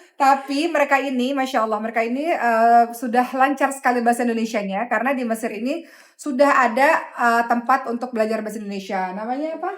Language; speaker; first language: Indonesian; native; Indonesian